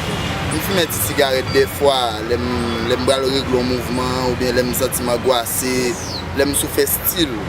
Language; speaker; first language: French; non-native, learner; Haitian Creole